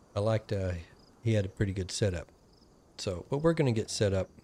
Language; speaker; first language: English; native; English